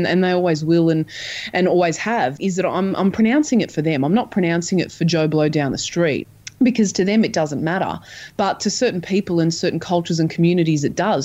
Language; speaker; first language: English; non-native, local second language; Croatian